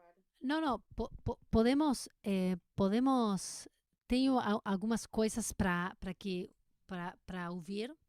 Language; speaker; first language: Portuguese; non-native, learner; Spanish